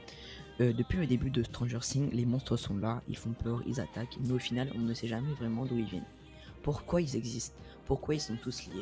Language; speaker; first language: French; native; French